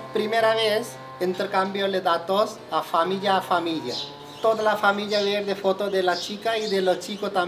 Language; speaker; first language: Spanish; non-native, learner; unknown